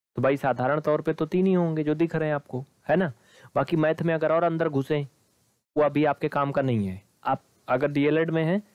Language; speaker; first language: Hindi; native; Hindi